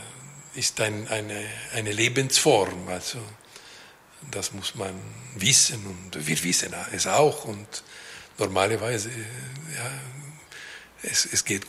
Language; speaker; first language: German; non-native, local second language; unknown